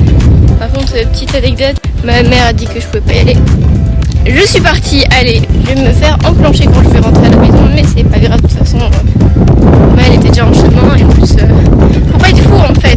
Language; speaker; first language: French; native; French